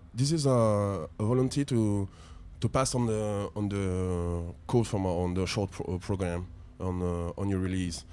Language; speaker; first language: English; non-native, learner; French